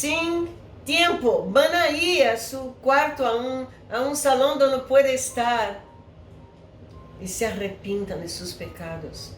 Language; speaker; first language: Spanish; non-native, fluent; Portuguese